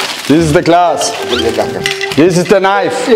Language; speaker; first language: English; non-native, fluent; German